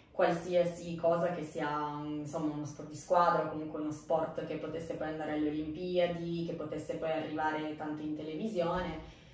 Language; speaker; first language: Italian; early bilingual, other home language; Romanian